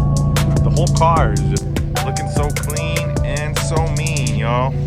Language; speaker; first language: English; native; English